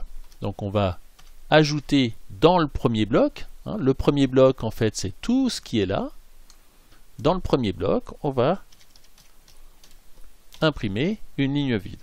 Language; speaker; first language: French; native; French